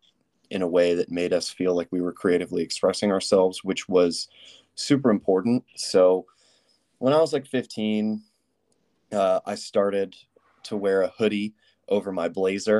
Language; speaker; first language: English; native; English